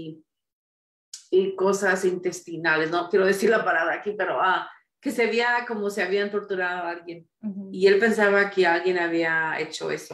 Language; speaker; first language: Spanish; early bilingual, heritage; Spanish